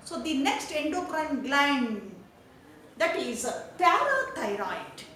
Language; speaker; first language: English; non-native, local second language; Kannada